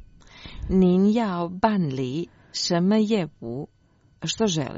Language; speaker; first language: Croatian; native; Croatian